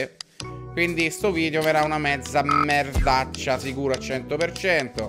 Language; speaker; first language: Italian; native; Italian